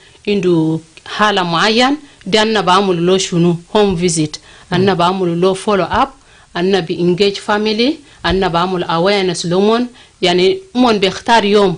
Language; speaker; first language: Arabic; non-native, local second language; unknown